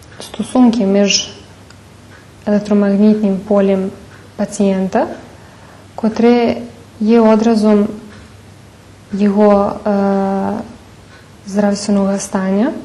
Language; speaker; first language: Ukrainian; early bilingual, heritage; Ukrainian